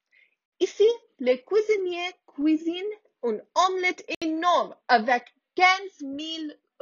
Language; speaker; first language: French; non-native, learner; English